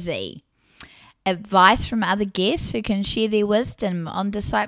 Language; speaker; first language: English; native; English